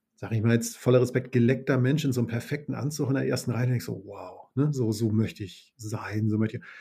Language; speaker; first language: German; native; German